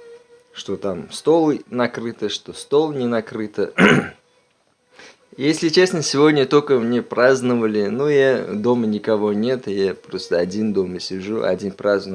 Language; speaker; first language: Russian; non-native, local second language; Uzbek